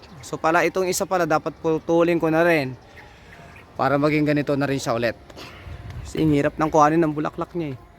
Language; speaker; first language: Filipino; non-native, local second language; Iloko